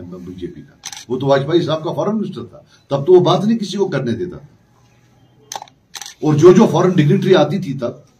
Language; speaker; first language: Urdu; non-native, local second language; Kashmiri